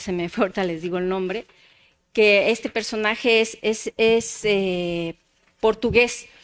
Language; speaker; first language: Spanish; native; Spanish